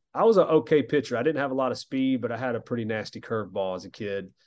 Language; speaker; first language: English; native; English